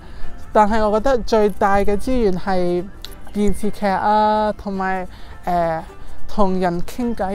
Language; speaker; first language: Cantonese; non-native, fluent; English